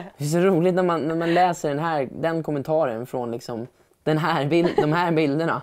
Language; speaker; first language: Swedish; native; Swedish